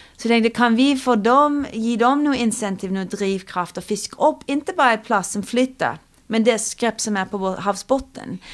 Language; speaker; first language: Swedish; non-native, fluent; English